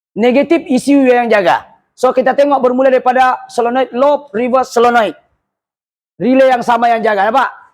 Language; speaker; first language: Malay; non-native, local second language; Buginese